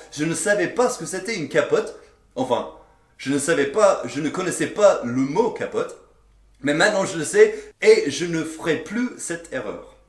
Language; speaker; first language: French; non-native, fluent; English